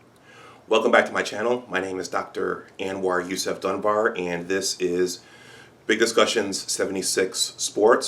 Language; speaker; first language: English; native; English